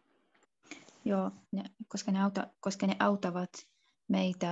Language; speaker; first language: Finnish; non-native, learner; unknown